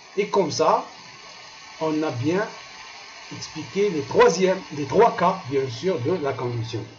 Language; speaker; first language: French; non-native, local second language; Arabic